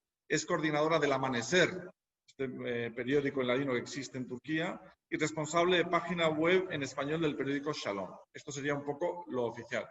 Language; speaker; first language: Spanish; native; Spanish